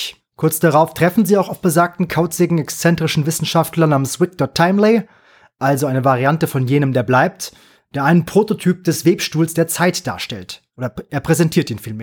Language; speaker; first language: German; native; German